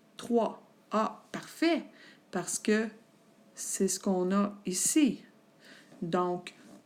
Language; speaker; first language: French; native; French